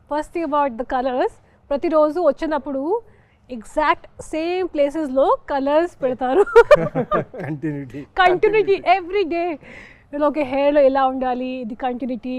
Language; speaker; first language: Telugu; non-native, fluent; Hindi